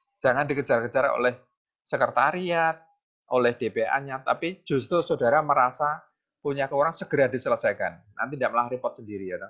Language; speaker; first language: Indonesian; non-native, local second language; Javanese